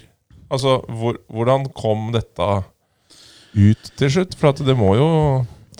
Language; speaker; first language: Norwegian; native; Norwegian